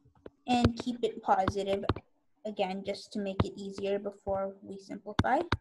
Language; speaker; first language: English; native; English